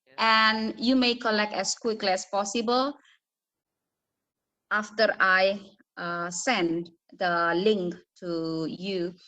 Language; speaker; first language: English; non-native, fluent; Indonesian